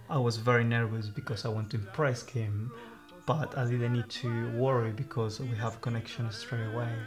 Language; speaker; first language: English; non-native, fluent; Spanish